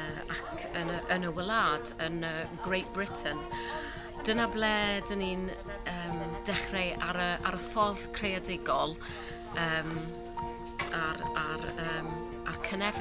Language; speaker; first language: Welsh; non-native, learner; English